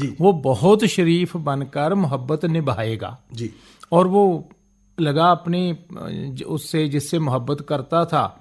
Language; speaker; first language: Hindi; non-native, local second language; Punjabi